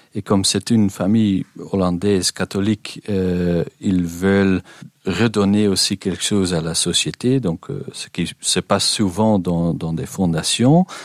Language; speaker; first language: French; non-native, local second language; Dutch